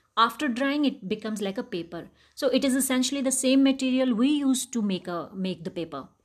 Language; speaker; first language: English; non-native, local second language; Dogri